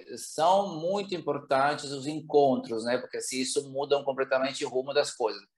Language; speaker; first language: Portuguese; non-native, fluent; Italian